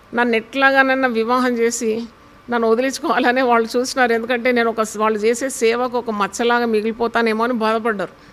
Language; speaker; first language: Telugu; non-native, local second language; Malayalam